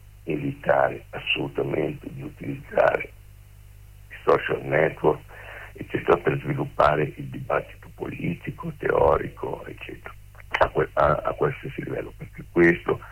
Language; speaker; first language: Italian; native; Italian